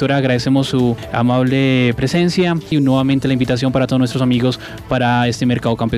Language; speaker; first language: Spanish; native; Spanish